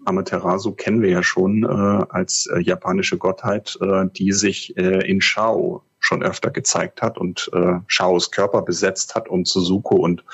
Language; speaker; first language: German; native; German